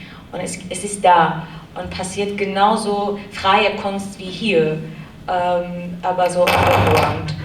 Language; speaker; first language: German; non-native, learner; Kurdish